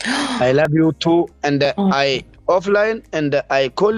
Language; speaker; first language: English; non-native, learner; Oromo